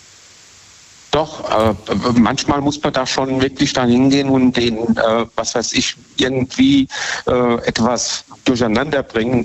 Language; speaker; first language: German; native; German